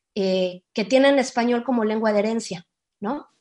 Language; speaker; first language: Spanish; native; Spanish